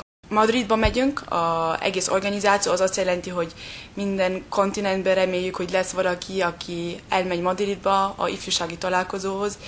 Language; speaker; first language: Hungarian; early bilingual, heritage; German